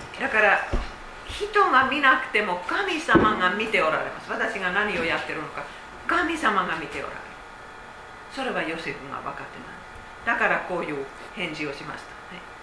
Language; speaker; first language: Japanese; non-native, fluent; Finnish